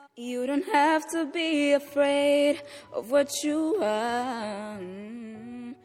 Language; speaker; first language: English; early bilingual, other home language; Kinyarwanda